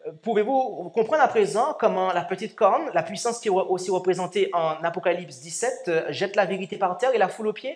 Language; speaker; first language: French; native; French